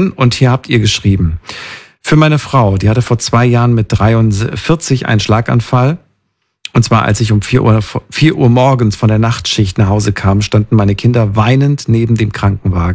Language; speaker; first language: German; native; German